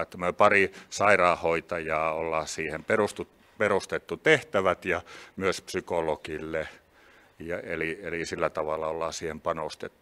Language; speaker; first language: Finnish; native; Finnish